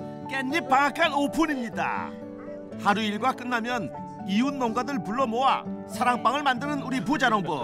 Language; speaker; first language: Korean; native; Korean